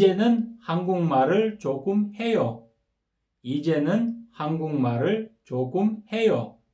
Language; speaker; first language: Korean; non-native, fluent; Kyrgyz